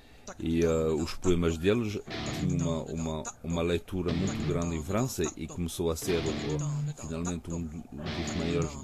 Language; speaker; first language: Portuguese; early bilingual, heritage; French